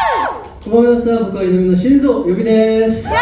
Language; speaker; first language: Japanese; non-native, learner; Korean